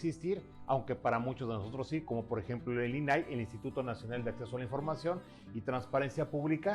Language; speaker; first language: Spanish; native; Spanish